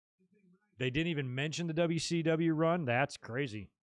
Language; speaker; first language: English; native; English